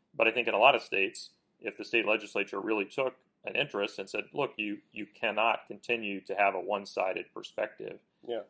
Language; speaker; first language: English; native; English